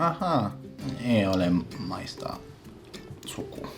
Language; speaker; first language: Finnish; non-native, learner; English